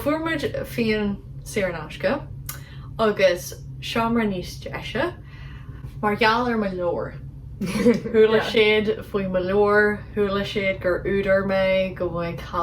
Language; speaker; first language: Irish; non-native, local second language; English